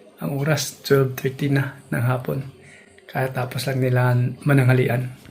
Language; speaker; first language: Filipino; native; Filipino